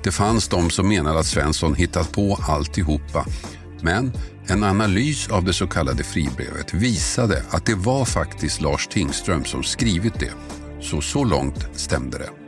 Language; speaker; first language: Swedish; native; Swedish